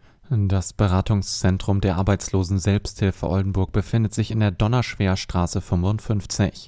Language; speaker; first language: German; native; German